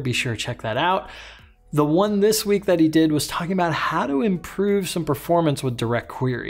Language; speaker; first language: English; native; English